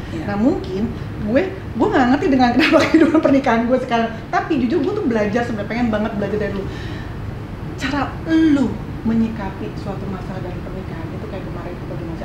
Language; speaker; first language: Indonesian; native; Indonesian